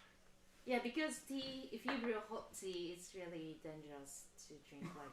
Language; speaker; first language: English; non-native, fluent; Japanese